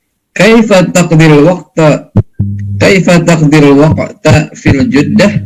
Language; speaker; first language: Arabic; non-native, learner; Indonesian